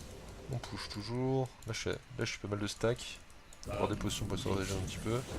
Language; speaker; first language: French; native; French